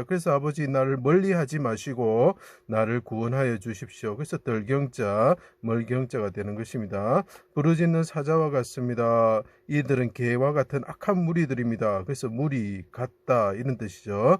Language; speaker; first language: Korean; native; Korean